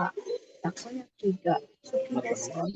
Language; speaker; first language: Japanese; non-native, learner; Indonesian